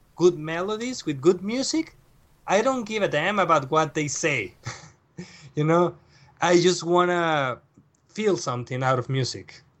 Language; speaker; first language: English; non-native, fluent; Spanish